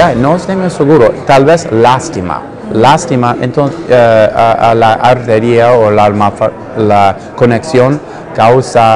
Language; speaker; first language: Spanish; non-native, learner; English